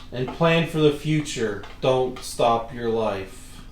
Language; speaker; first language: English; native; English